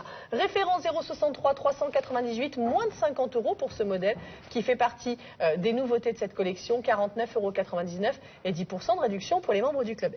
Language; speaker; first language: French; native; French